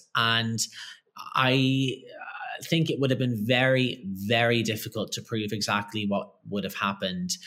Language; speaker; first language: English; native; English